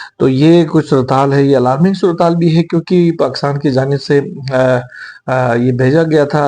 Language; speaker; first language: Urdu; native; Urdu